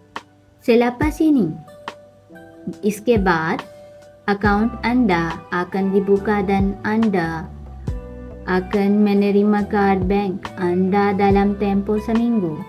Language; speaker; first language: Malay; non-native, fluent; Urdu